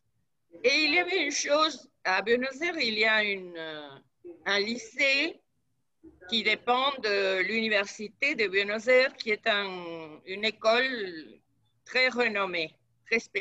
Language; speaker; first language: French; non-native, fluent; Spanish